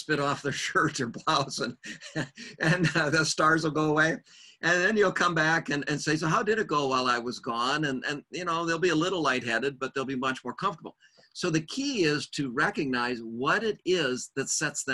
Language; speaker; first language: English; native; English